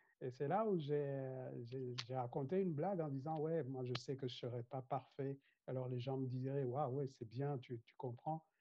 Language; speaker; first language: French; non-native, fluent; Kinyarwanda